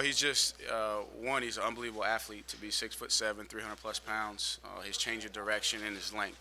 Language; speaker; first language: English; native; English